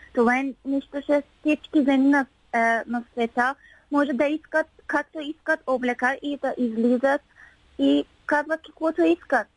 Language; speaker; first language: Bulgarian; non-native, learner; Persian